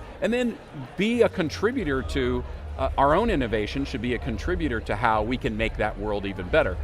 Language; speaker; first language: English; native; English